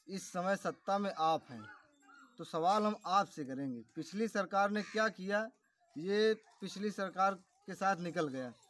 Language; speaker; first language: Hindi; native; Hindi